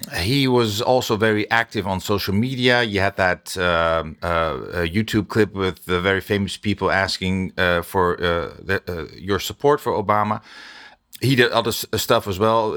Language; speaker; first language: English; non-native, fluent; Dutch